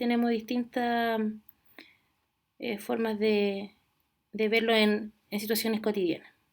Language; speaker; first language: Spanish; native; Spanish